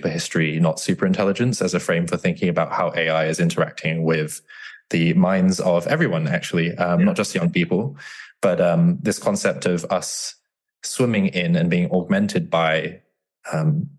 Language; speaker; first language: English; native; English